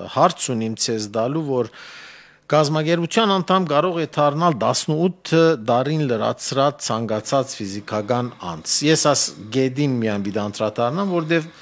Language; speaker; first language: Armenian; early bilingual, heritage; Armenian